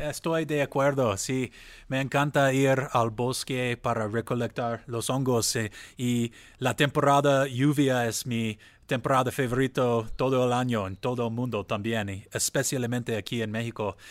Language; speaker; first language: Spanish; non-native, learner; English